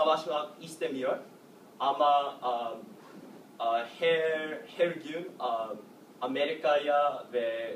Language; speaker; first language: Turkish; non-native, learner; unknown